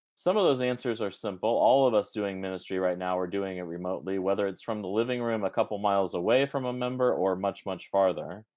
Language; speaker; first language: English; native; English